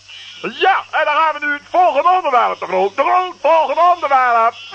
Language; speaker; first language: Dutch; native; Dutch